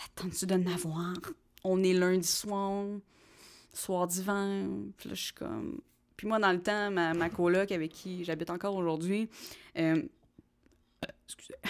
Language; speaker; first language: French; native; French